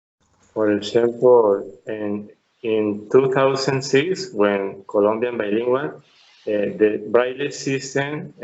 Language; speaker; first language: English; non-native, learner; Spanish